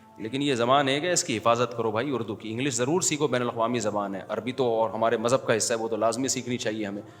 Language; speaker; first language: Urdu; native; Urdu